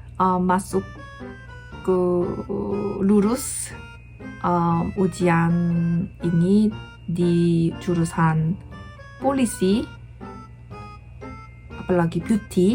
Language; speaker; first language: Indonesian; non-native, fluent; Korean